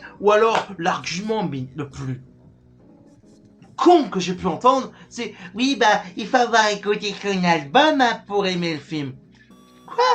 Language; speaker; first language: French; native; French